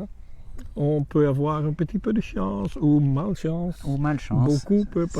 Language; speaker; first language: French; non-native, learner; Dutch